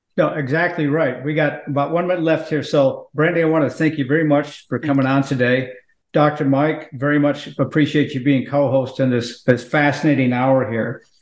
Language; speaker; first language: English; native; English